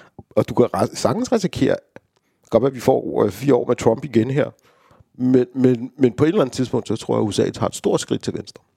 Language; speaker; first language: Danish; early bilingual, other home language; Romanian